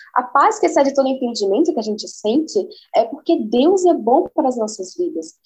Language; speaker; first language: Portuguese; native; Portuguese